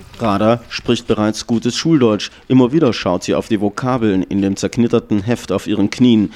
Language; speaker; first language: German; native; German